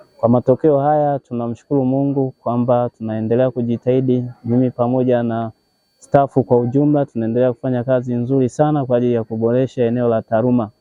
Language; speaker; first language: Swahili; native; Swahili